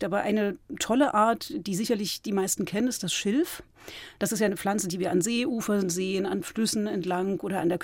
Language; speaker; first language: German; native; German